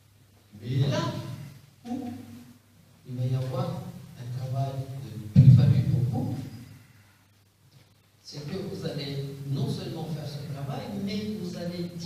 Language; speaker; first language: French; non-native, local second language; Arabic